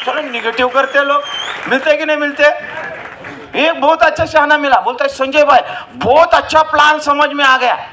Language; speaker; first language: Hindi; non-native, local second language; Marathi